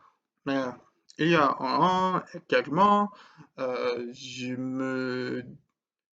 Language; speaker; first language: French; non-native, learner; English